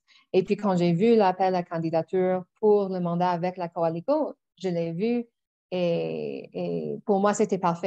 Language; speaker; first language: French; non-native, local second language; English